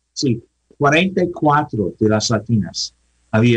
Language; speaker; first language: Spanish; non-native, learner; English